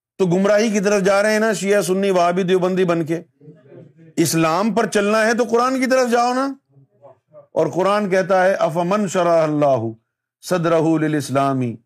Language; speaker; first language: Urdu; native; Urdu